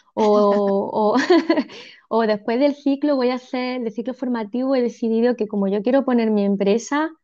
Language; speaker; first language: Spanish; native; Spanish